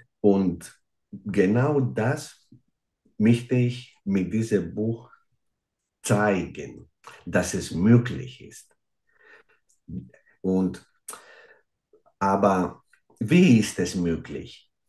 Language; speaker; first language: German; non-native, fluent; Greek